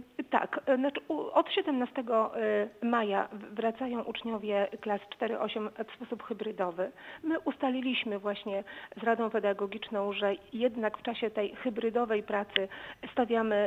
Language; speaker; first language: Polish; native; Polish